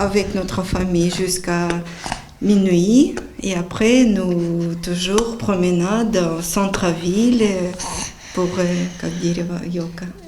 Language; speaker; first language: French; non-native, learner; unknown